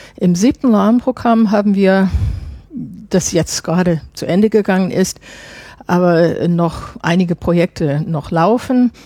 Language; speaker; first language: German; non-native, fluent; English